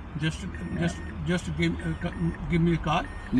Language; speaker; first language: English; non-native, learner; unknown